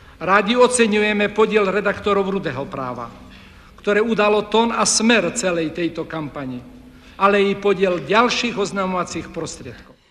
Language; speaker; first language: Slovak; non-native, local second language; Rusyn